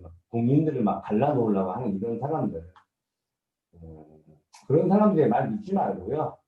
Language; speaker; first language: Korean; native; Korean